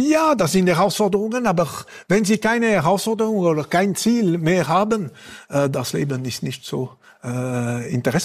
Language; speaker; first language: German; non-native, local second language; French